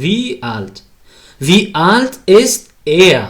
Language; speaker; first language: German; non-native, fluent; Pashto